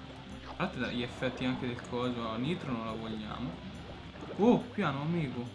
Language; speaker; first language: Italian; native; Italian